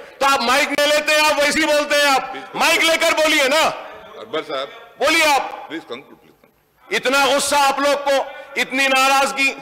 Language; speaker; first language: Hindi; non-native, local second language; Urdu